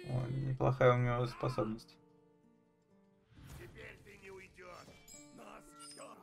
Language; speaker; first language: Russian; native; Russian